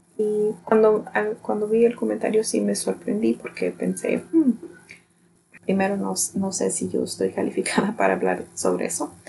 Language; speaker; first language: Spanish; early bilingual, heritage; Spanish